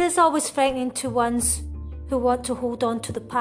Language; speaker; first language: English; native; English